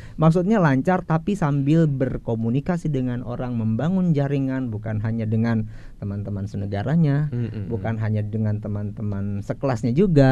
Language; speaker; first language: Indonesian; native; Indonesian